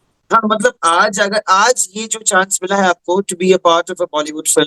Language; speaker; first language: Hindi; native; Hindi